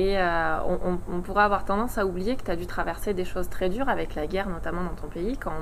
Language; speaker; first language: French; native; French